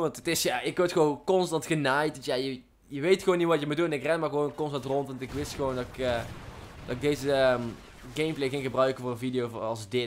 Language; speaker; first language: Dutch; native; Dutch